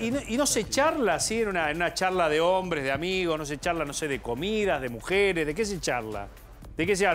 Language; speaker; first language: Spanish; native; Spanish